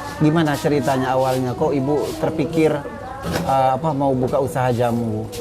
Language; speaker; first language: Indonesian; native; Indonesian